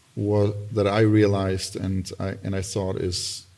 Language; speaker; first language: English; non-native, fluent; German